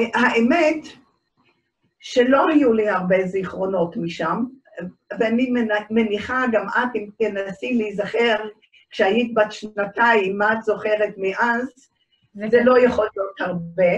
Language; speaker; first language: Hebrew; early bilingual, other home language; Dutch